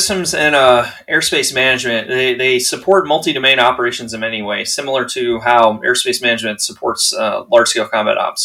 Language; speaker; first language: English; native; English